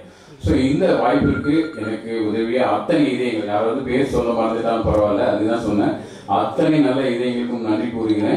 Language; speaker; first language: Tamil; native; Tamil